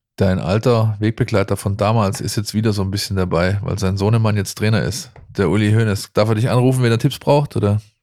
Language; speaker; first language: German; native; German